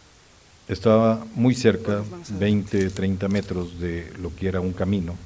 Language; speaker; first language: Spanish; native; Spanish